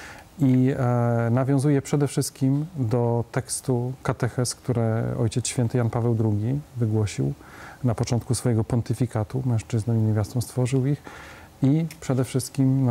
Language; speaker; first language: Polish; native; Polish